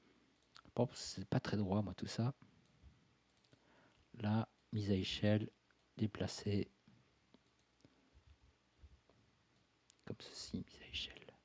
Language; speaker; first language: French; native; French